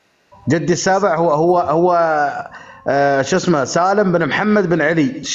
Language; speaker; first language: Arabic; native; Arabic